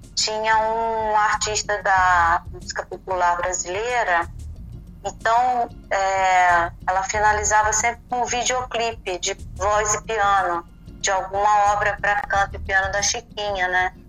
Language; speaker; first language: Portuguese; native; Portuguese